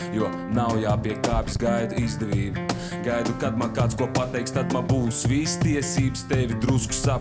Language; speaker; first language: Latvian; native; Latvian